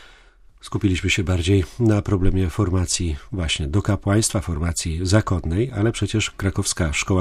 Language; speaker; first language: Polish; native; Polish